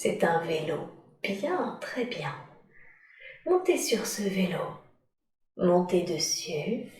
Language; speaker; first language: French; native; French